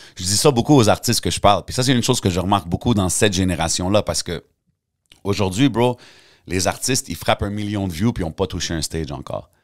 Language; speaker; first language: French; early bilingual, heritage; French